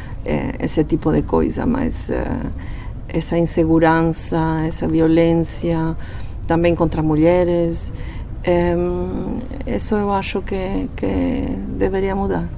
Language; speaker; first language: Portuguese; non-native, fluent; Spanish